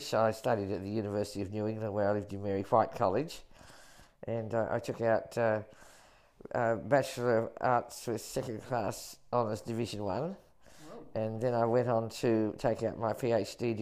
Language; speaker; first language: English; native; English